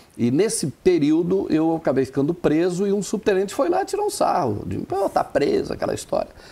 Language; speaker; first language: Portuguese; non-native, local second language; German